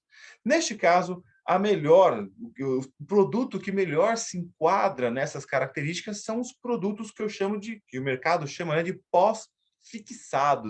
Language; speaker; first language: Portuguese; native; Portuguese